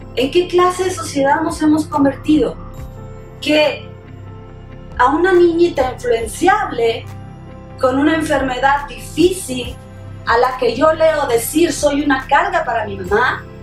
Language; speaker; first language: Spanish; native; Spanish